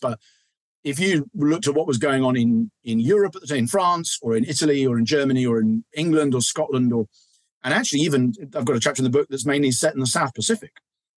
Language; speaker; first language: English; native; English